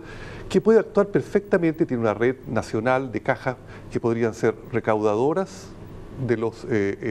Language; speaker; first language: Spanish; native; Spanish